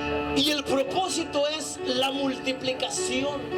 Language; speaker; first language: Spanish; native; Spanish